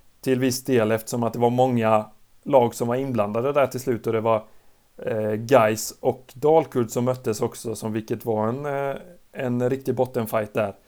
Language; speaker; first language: Swedish; native; Swedish